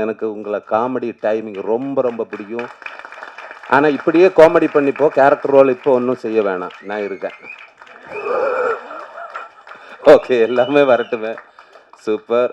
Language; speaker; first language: Tamil; non-native, learner; Malayalam